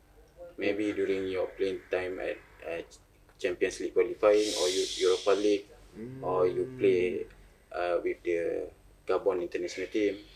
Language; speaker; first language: English; non-native, local second language; Malay